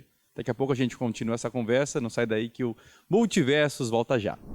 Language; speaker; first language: Portuguese; native; Portuguese